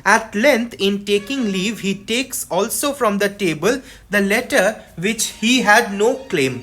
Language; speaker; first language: English; non-native, local second language; Bangla